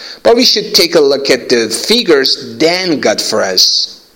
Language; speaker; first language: English; non-native, fluent; Persian